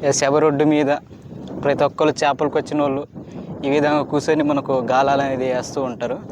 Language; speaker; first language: Telugu; non-native, local second language; Koya